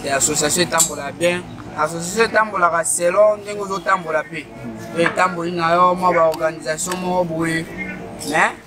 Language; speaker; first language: Lingala; native; Lingala